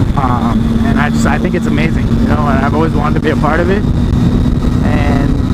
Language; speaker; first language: English; native; English